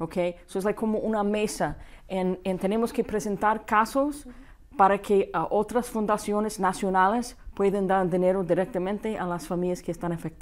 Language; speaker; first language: Spanish; non-native, fluent; English